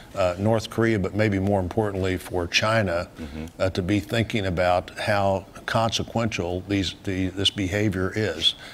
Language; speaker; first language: English; native; English